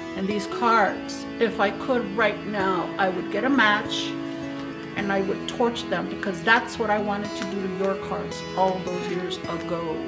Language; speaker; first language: English; native; English